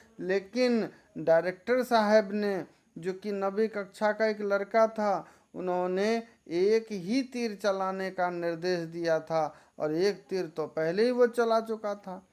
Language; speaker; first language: Hindi; native; Hindi